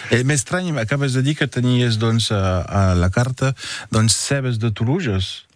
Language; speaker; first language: Catalan; native; Catalan